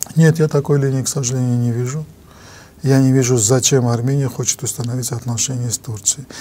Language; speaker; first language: Russian; non-native, local second language; Armenian